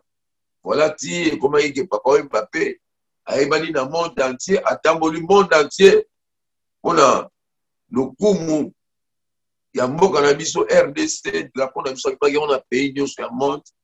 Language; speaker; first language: French; non-native, local second language; Lingala